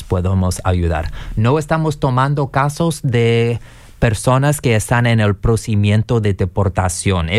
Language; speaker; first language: Spanish; non-native, learner; English